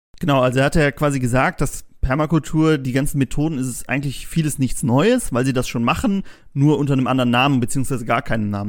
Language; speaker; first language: German; native; German